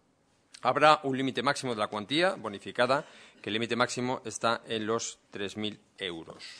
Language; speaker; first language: Spanish; native; Spanish